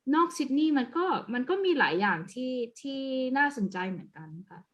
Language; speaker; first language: Thai; early bilingual, other home language; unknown